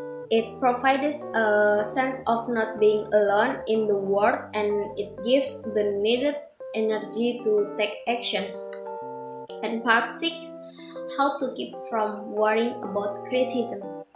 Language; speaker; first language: English; non-native, fluent; Indonesian